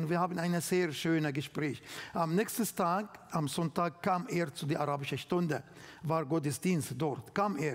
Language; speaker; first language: German; non-native, learner; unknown